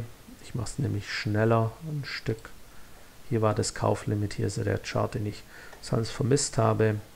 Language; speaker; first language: German; native; German